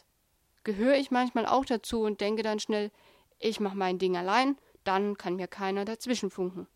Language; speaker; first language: German; native; German